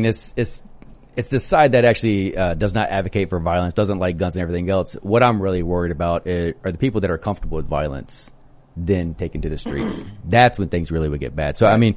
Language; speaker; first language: English; native; English